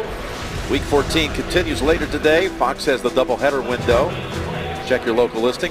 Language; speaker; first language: English; native; English